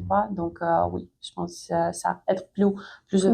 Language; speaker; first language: French; non-native, fluent; Ukrainian